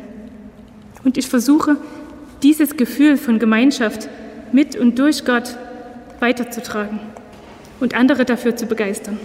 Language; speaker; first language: German; native; German